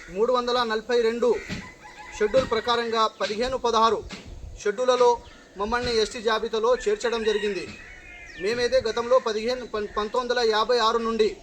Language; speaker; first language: Telugu; non-native, local second language; Lambadi